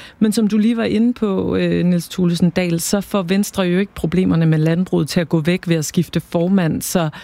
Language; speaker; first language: Danish; native; Danish